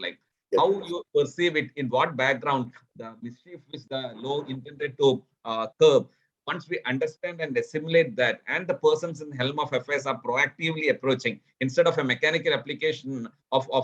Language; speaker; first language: English; non-native, local second language; Malayalam